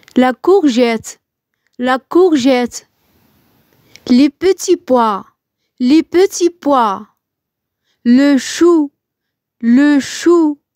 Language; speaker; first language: French; non-native, local second language; Arabic